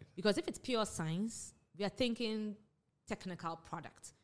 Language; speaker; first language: English; non-native, local second language; Akan